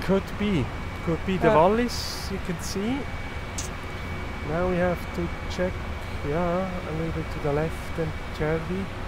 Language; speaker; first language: English; non-native, fluent; German